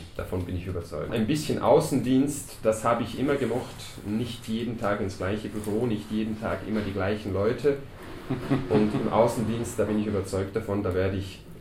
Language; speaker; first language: German; early bilingual, other home language; Croatian